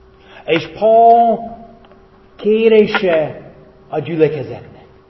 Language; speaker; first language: Hungarian; non-native, fluent; English